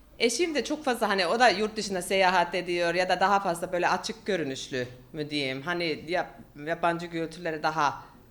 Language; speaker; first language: Turkish; non-native, fluent; Finnish